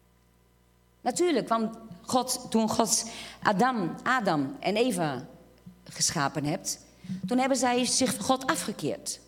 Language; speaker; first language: Dutch; non-native, fluent; Portuguese